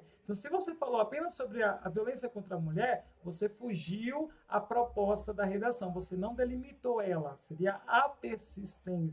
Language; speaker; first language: Portuguese; native; Portuguese